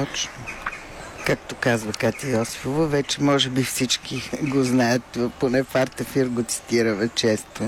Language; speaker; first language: Bulgarian; native; Bulgarian